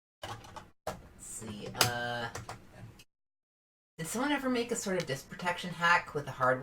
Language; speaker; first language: English; native; English